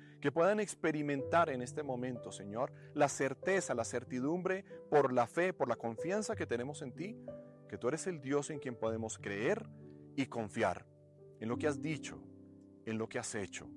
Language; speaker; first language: Spanish; native; Spanish